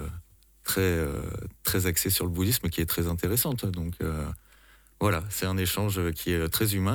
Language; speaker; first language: French; native; French